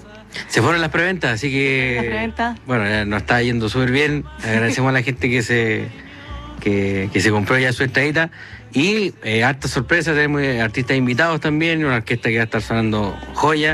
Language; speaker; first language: Spanish; native; Spanish